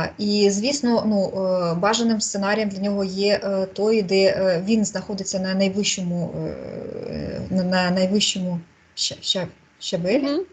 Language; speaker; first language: Ukrainian; non-native, local second language; Russian